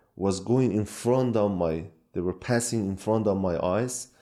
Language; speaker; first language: English; non-native, fluent; Kurdish